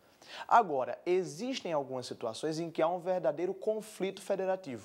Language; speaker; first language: Portuguese; native; Portuguese